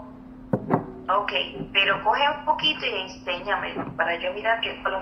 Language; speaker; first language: Spanish; native; Spanish